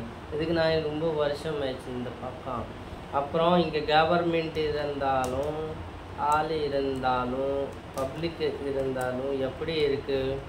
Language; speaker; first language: Tamil; non-native, fluent; Hindi